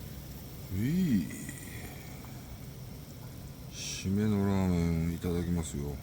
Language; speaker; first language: Japanese; native; Japanese